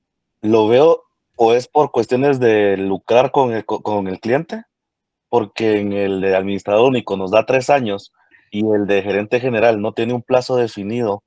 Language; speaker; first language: Spanish; native; Spanish